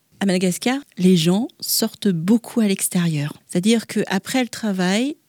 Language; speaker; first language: French; non-native, local second language; Malagasy